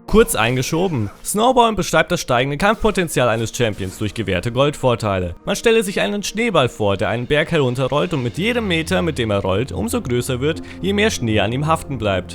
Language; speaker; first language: German; native; German